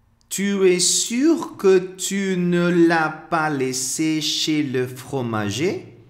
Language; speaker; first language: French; non-native, fluent; Portuguese